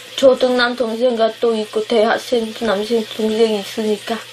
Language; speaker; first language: Korean; non-native, learner; Khmer